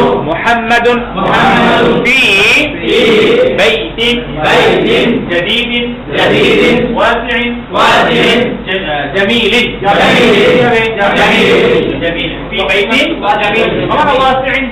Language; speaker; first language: Arabic; non-native, fluent; Bangla